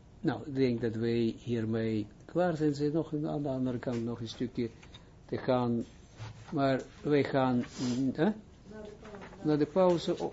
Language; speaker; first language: Dutch; non-native, fluent; Hebrew